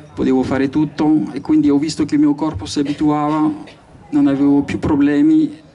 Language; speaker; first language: Italian; non-native, fluent; French